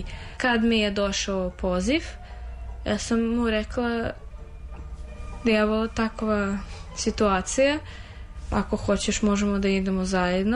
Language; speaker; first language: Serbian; non-native, fluent; Russian